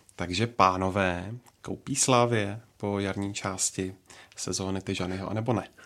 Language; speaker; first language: Czech; native; Czech